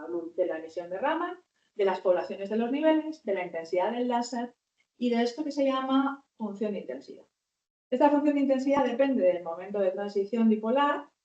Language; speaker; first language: Spanish; native; Spanish